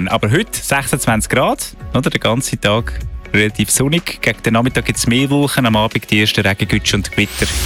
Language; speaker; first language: German; native; German